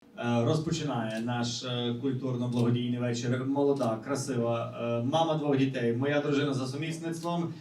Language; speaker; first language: Ukrainian; native; Ukrainian